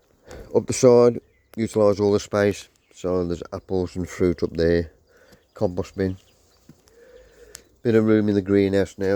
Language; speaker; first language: English; native; English